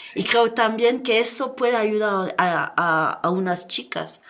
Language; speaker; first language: Spanish; non-native, learner; French